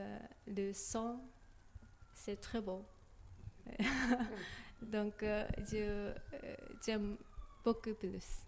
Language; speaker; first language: French; non-native, learner; Japanese